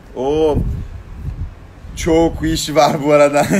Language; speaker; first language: Turkish; non-native, learner; Portuguese